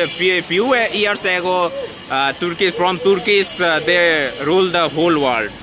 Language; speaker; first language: English; non-native, learner; Bangla